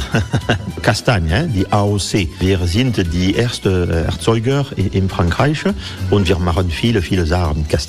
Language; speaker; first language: German; non-native, learner; French